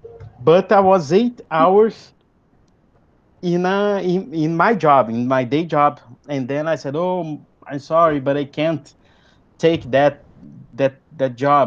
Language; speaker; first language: English; non-native, fluent; Portuguese